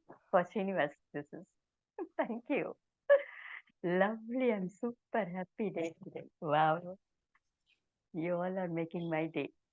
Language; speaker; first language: English; non-native, local second language; Telugu